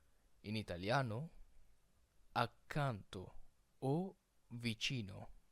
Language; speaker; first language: Italian; non-native, fluent; Filipino